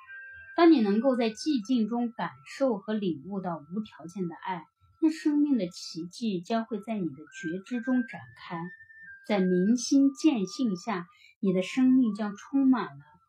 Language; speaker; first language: Chinese; native; Chinese